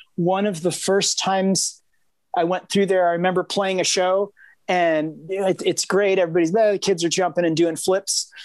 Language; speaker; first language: English; native; English